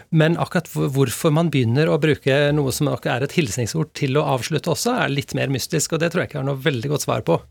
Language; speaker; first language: Norwegian; native; Norwegian